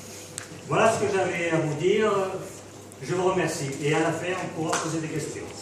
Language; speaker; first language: French; native; French